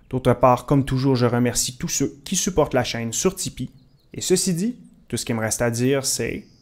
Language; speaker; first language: French; native; French